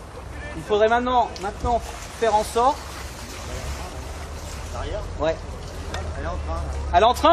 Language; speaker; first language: French; native; French